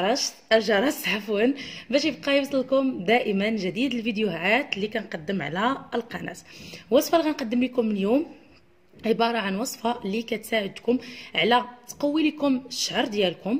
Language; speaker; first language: Arabic; native; Arabic